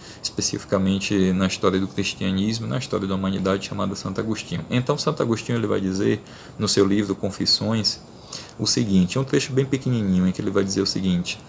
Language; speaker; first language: Portuguese; native; Portuguese